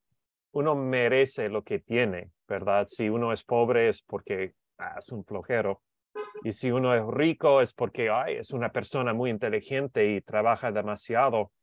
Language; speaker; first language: Spanish; non-native, learner; English